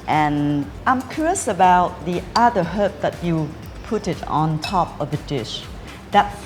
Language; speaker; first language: English; non-native, fluent; Vietnamese